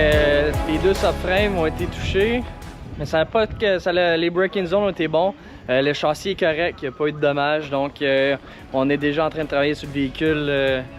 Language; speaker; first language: French; native; French